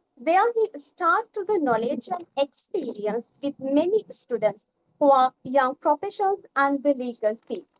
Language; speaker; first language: English; non-native, local second language; Sinhala